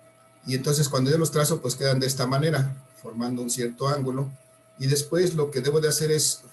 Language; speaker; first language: Spanish; native; Spanish